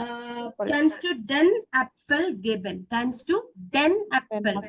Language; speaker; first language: German; non-native, learner; Malayalam